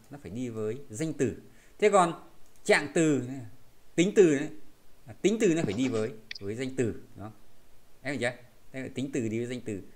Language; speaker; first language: Vietnamese; native; Vietnamese